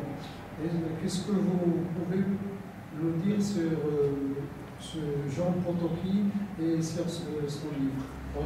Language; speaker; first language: French; non-native, local second language; Arabic